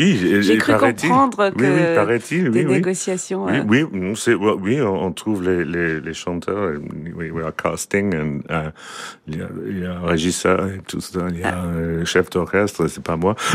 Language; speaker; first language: French; non-native, learner; English